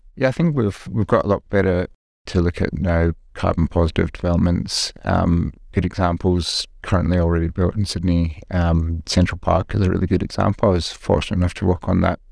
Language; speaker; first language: English; native; English